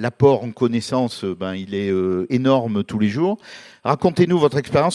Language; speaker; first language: French; native; French